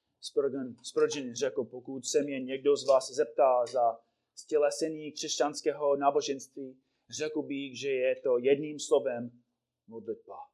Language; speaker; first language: Czech; non-native, fluent; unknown